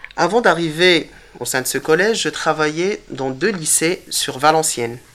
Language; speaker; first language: French; early bilingual, other home language; Arabic